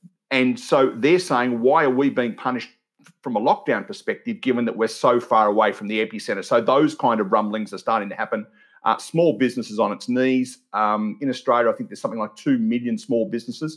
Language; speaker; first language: English; native; English